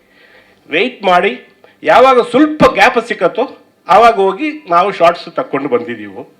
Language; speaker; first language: Kannada; non-native, learner; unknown